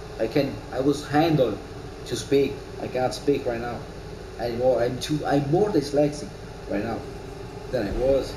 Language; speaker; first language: English; non-native, learner; Italian